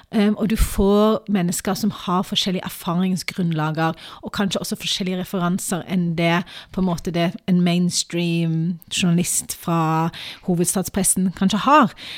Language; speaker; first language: Norwegian; early bilingual, other home language; Urdu